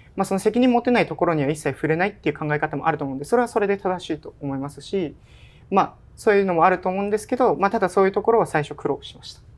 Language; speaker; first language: Japanese; native; Japanese